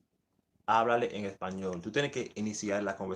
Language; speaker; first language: Spanish; early bilingual, heritage; English